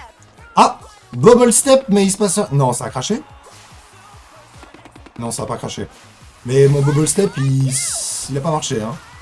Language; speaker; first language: French; native; French